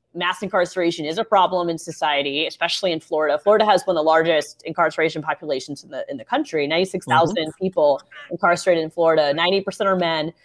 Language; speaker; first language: English; native; English